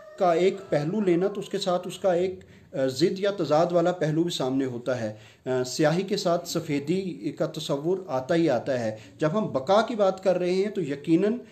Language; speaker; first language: Urdu; non-native, local second language; Punjabi